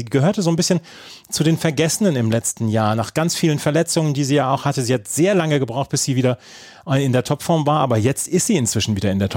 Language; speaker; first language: German; native; German